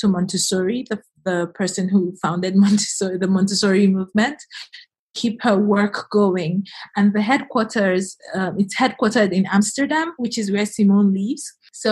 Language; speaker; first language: English; non-native, local second language; Igbo